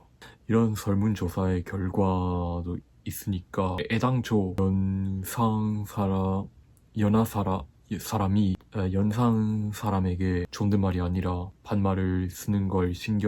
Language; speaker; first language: Korean; non-native, fluent; Japanese